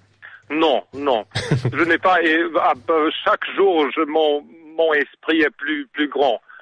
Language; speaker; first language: French; non-native, learner; Serbian